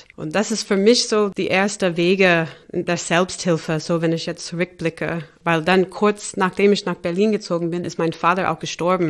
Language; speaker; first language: German; non-native, fluent; English